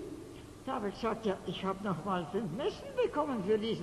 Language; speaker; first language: German; native; German